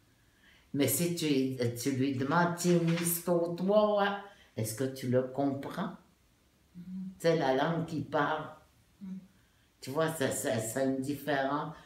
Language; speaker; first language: French; non-native, local second language; Innu-aimun